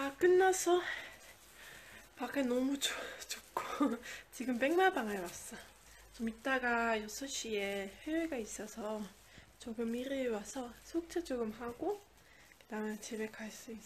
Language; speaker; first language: Korean; non-native, learner; Dutch